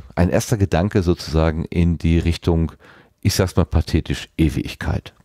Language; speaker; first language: German; native; German